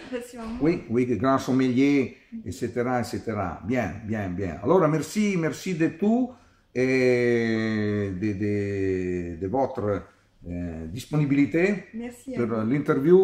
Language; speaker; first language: French; non-native, learner; Italian